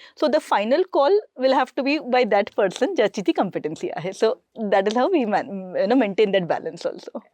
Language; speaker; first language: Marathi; non-native, local second language; Marwari